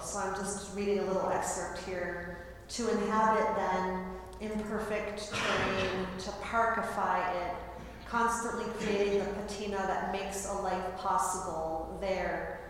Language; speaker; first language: English; native; English